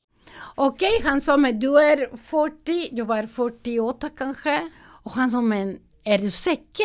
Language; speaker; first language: Swedish; non-native, learner; Spanish